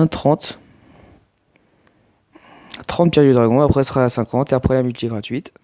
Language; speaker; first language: French; native; French